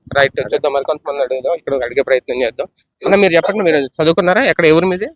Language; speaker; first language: Telugu; native; Telugu